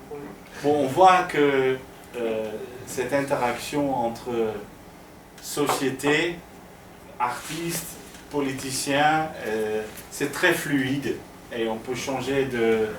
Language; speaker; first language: French; non-native, fluent; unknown